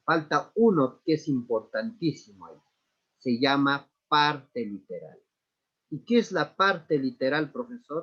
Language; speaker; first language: Spanish; native; Spanish